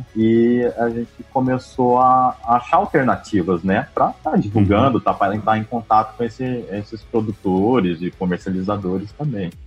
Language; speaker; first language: Portuguese; native; Portuguese